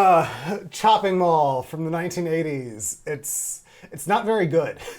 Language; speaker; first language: English; native; English